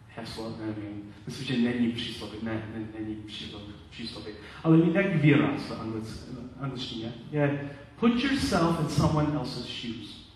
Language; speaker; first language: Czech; non-native, learner; Polish